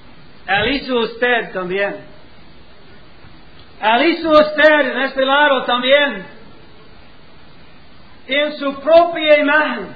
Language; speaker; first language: Spanish; non-native, learner; English